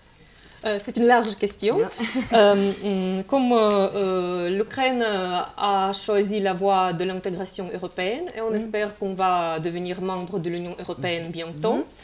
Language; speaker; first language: French; non-native, fluent; Russian